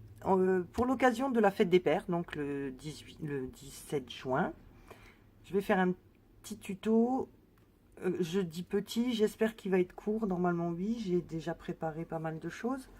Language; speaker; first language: French; native; French